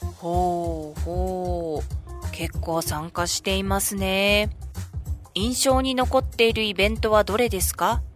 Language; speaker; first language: Japanese; native; Japanese